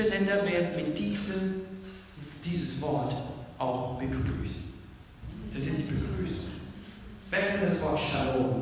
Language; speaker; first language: German; non-native, fluent; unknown